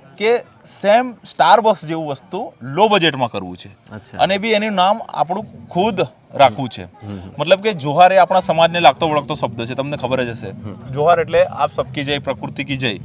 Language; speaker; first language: Gujarati; non-native, local second language; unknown